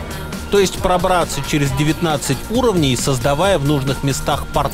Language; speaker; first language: Russian; native; Russian